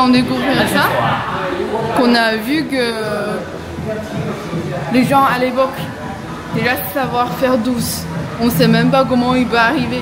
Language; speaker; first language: French; non-native, fluent; Chinese